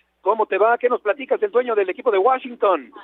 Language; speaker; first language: Spanish; native; Spanish